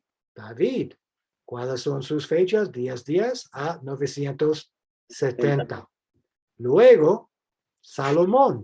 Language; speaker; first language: Spanish; non-native, fluent; English